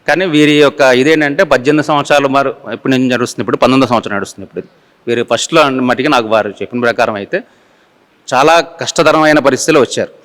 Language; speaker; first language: Telugu; native; Telugu